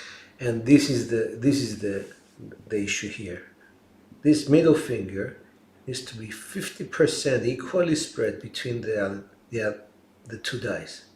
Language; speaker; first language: English; non-native, fluent; Greek